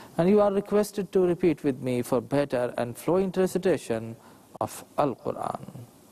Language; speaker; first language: English; non-native, local second language; Urdu